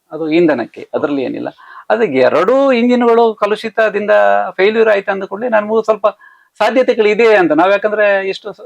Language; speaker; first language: Kannada; native; Kannada